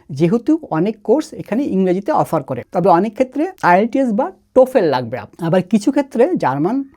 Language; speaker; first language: Bangla; native; Bangla